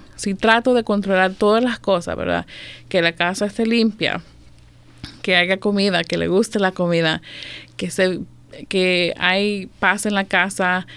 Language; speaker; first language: Spanish; native; Spanish